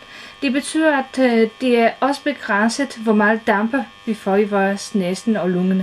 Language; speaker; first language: Danish; non-native, fluent; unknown